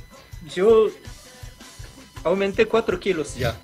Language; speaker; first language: Spanish; non-native, fluent; Japanese